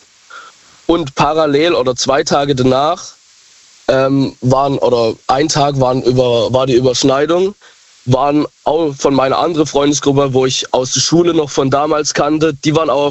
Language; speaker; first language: German; native; German